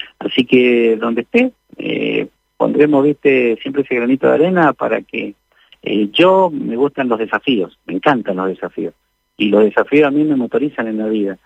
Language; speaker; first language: Spanish; native; Spanish